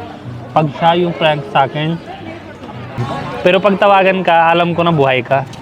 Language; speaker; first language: Filipino; non-native, learner; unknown